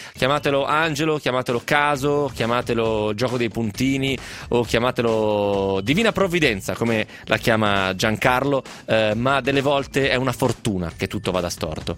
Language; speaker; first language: Italian; native; Italian